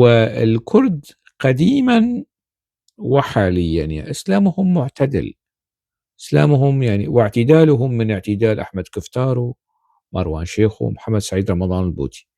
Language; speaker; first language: Arabic; non-native, local second language; Kurdish